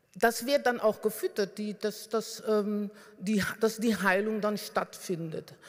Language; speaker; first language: German; non-native, fluent; Dutch